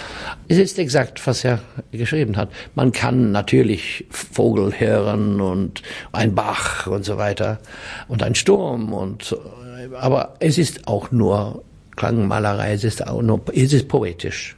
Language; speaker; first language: German; non-native, learner; English